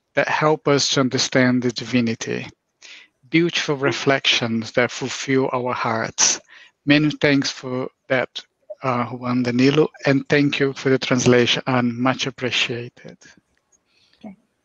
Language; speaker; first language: English; non-native, fluent; Portuguese